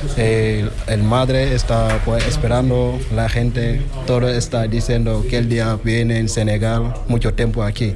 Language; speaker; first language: Spanish; non-native, learner; Wolof